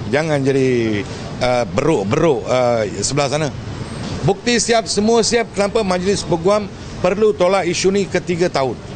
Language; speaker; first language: Malay; non-native, local second language; Tamil